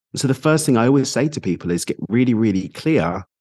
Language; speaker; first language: English; native; English